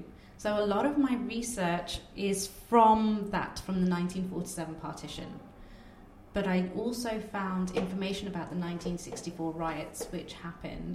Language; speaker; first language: English; non-native, local second language; Bangla